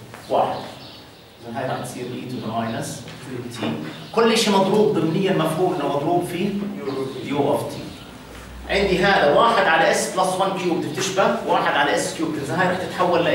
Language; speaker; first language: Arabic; native; Arabic